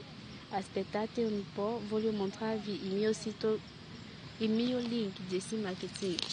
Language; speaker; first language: Italian; non-native, learner; French